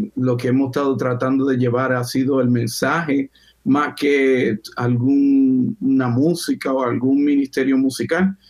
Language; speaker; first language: Spanish; native; Spanish